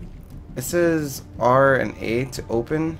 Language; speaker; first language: English; native; English